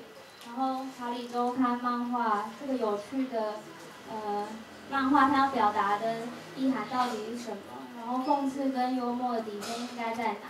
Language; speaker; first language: Chinese; native; Chinese